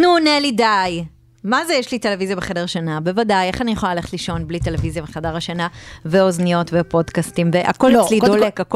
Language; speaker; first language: Hebrew; native; Hebrew